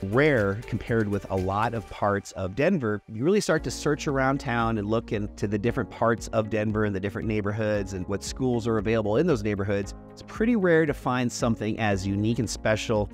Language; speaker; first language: English; native; English